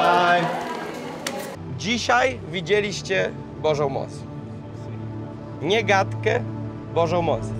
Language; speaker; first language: Polish; native; Polish